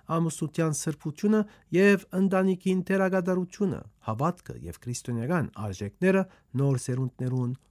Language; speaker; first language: Armenian; native; Armenian